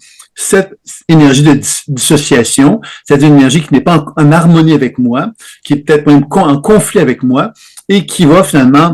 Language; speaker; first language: French; native; French